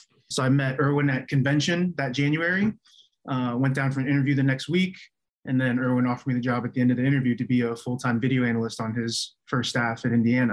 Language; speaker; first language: English; early bilingual, other home language; Chinese